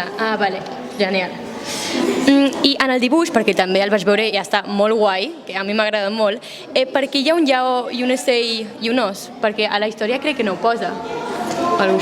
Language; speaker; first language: Catalan; native; Catalan